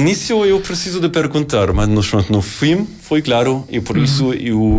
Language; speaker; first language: Portuguese; non-native, learner; German